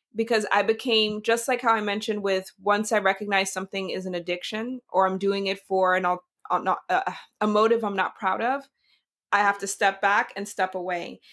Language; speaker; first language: English; early bilingual, other home language; Dutch